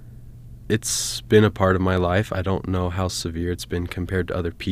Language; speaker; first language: English; native; English